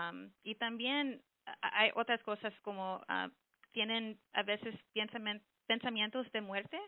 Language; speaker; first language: Spanish; early bilingual, heritage; Spanish